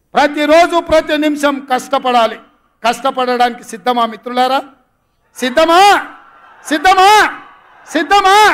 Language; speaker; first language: Telugu; native; Telugu